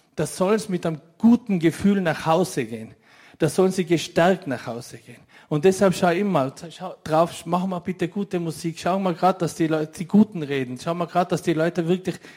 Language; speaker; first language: German; native; German